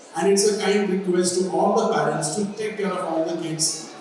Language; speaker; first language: English; non-native, local second language; Marathi